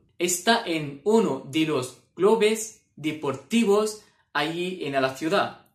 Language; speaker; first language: Spanish; non-native, fluent; Arabic